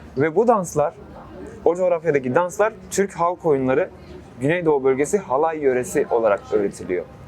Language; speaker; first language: Turkish; non-native, local second language; Kurdish